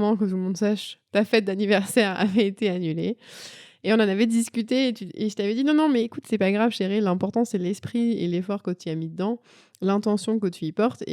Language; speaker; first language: French; native; French